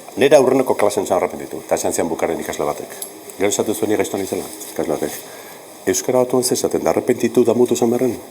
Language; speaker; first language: Basque; native; Basque